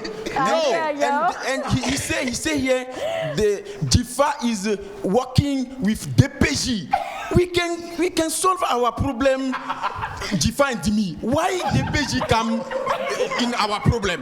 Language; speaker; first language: English; non-native, learner; French